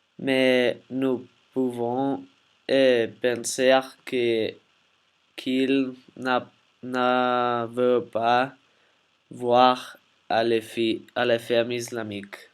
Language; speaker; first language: French; non-native, learner; Spanish